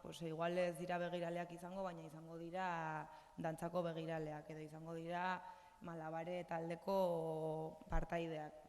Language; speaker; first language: Basque; non-native, local second language; Spanish